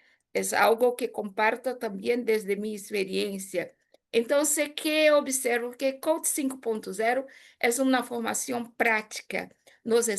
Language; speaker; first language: Spanish; non-native, fluent; Portuguese